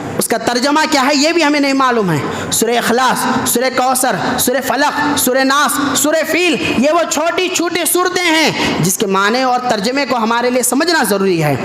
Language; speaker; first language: Urdu; native; Urdu